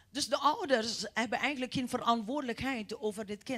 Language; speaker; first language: Dutch; non-native, fluent; Indonesian